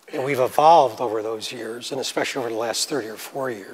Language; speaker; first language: English; native; English